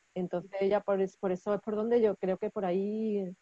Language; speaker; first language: Spanish; native; Spanish